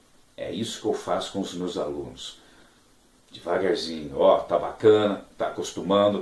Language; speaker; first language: Portuguese; native; Portuguese